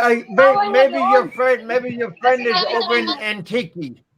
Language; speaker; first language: English; native; English